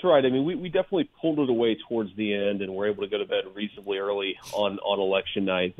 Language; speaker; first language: English; native; English